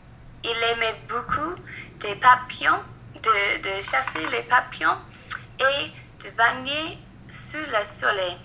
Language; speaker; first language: French; non-native, learner; English